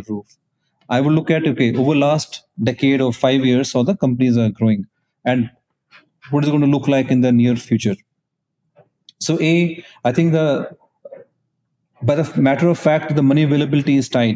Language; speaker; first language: English; non-native, local second language; Punjabi